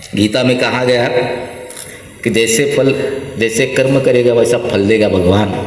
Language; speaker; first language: Hindi; non-native, local second language; Marathi